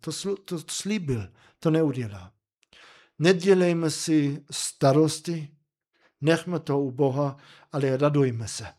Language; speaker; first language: Czech; non-native, fluent; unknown